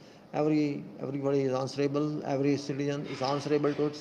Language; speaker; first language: English; non-native, local second language; Hindi